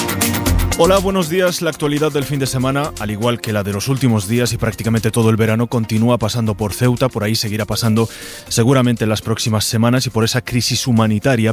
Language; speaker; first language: Spanish; native; Spanish